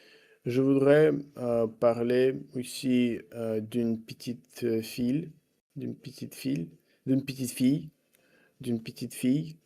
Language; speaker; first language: French; non-native, learner; Russian